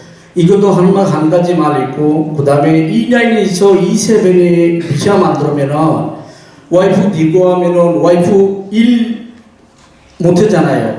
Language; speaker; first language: Korean; non-native, fluent; Bangla